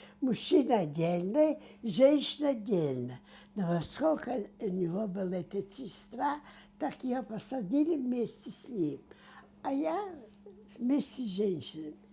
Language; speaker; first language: Russian; non-native, local second language; Yiddish